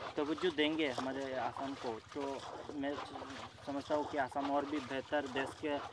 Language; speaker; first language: Hindi; non-native, local second language; Bangla